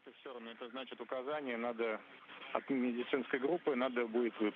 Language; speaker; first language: Russian; native; Russian